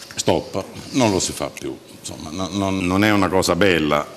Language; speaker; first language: Italian; native; Italian